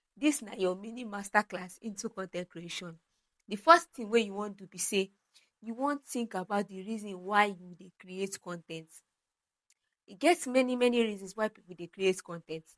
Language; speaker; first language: Nigerian Pidgin; non-native, local second language; Yoruba